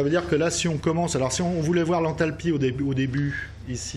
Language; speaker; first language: French; native; French